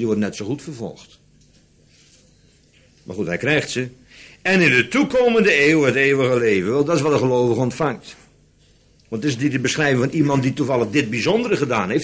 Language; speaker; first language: Dutch; native; Dutch